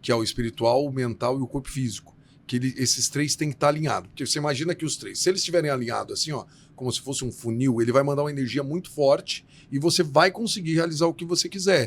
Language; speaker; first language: Portuguese; native; Portuguese